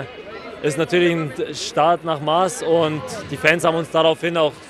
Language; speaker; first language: German; native; German